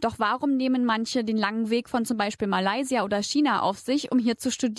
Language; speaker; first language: German; native; German